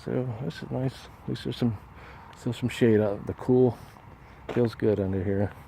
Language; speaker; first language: English; native; English